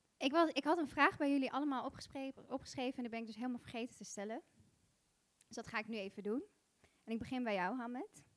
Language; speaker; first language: Dutch; early bilingual, other home language; Bosnian